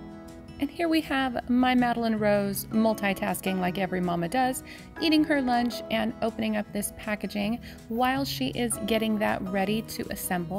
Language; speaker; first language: English; native; English